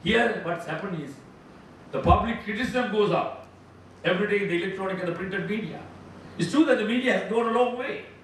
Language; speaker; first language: English; non-native, local second language; Sinhala